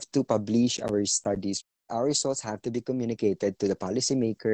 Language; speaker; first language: English; non-native, local second language; Cebuano